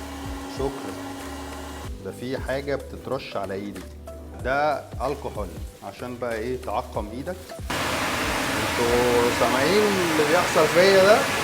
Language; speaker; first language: Arabic; native; Arabic